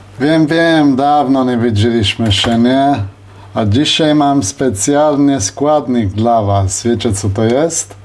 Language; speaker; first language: Polish; non-native, fluent; Italian